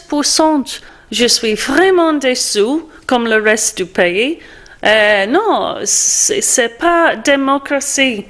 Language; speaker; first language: French; non-native, fluent; English